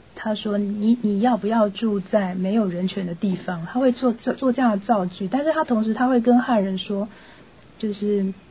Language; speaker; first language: Chinese; native; Chinese